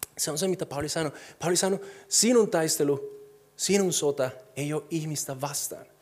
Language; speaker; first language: Finnish; non-native, fluent; Spanish